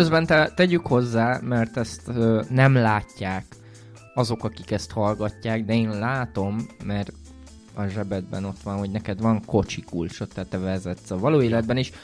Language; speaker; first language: Hungarian; native; Hungarian